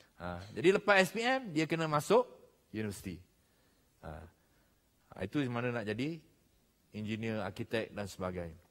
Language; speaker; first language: Malay; native; Malay